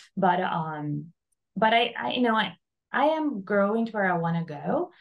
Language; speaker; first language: English; non-native, fluent; Portuguese